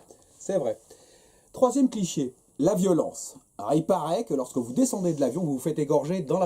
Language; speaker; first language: French; native; French